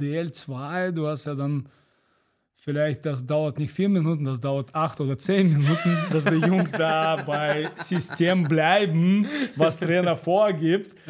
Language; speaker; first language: German; non-native, fluent; Russian